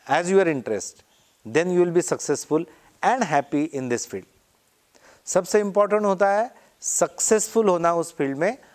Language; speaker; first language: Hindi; non-native, local second language; Marathi